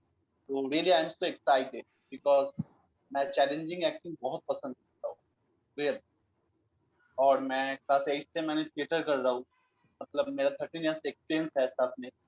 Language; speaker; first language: Hindi; non-native, local second language; Bangla